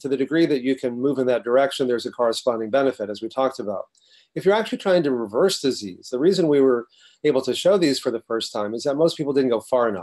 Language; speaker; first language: English; native; English